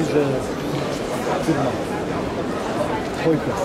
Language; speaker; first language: German; non-native, learner; Greek